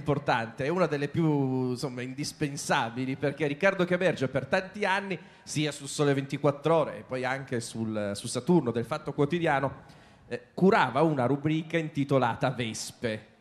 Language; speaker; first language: Italian; native; Italian